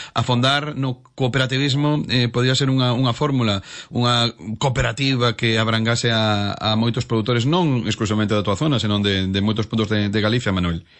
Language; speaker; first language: Galician; native; Galician